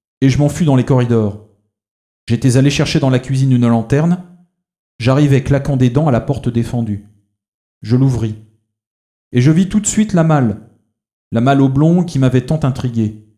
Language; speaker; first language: French; native; French